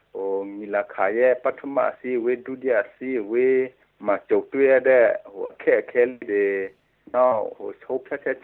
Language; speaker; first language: Burmese; non-native, local second language; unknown